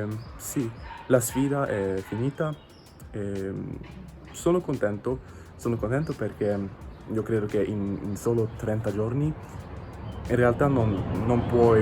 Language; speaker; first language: Italian; non-native, learner; English